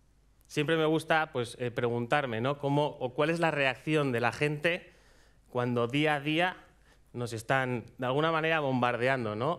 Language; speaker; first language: Spanish; native; Spanish